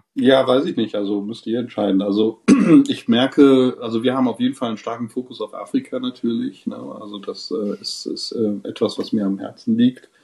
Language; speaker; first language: German; non-native, fluent; English